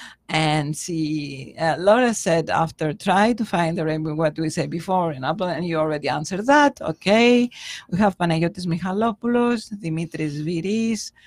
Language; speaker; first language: English; non-native, fluent; Greek